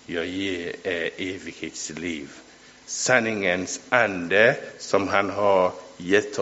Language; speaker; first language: Swedish; non-native, fluent; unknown